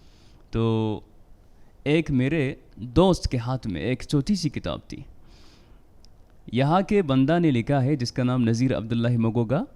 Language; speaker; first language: Hindi; non-native, fluent; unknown